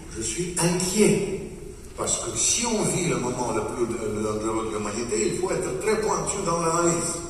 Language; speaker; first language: French; non-native, fluent; Russian